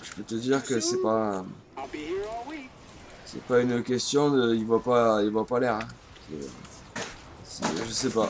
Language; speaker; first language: French; native; French